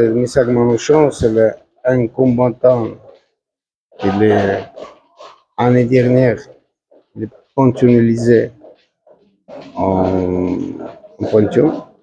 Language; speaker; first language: French; non-native, learner; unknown